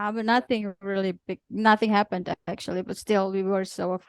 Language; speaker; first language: English; non-native, fluent; Indonesian